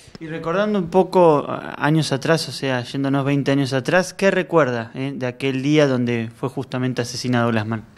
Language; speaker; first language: Spanish; native; Spanish